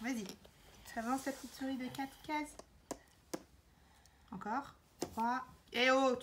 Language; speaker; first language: French; native; French